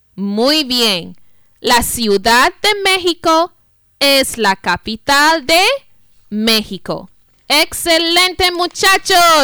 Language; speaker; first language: Spanish; non-native, fluent; English